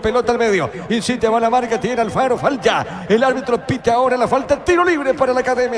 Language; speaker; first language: Spanish; native; Spanish